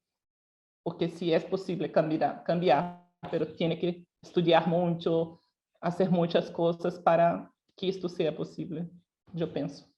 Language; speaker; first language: Spanish; non-native, local second language; Portuguese